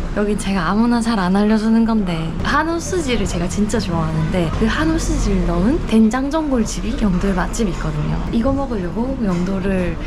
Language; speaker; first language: Korean; native; Korean